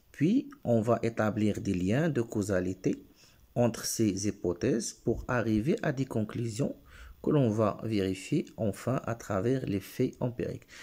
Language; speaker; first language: French; non-native, local second language; Arabic